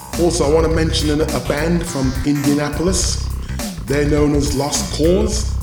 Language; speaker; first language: English; native; English